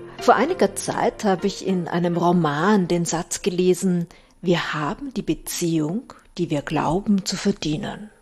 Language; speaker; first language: German; native; German